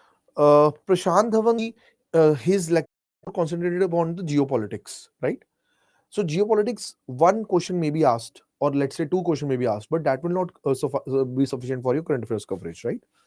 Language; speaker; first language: English; non-native, local second language; Hindi